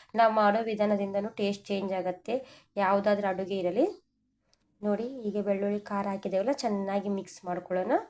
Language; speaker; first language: Kannada; non-native, local second language; Telugu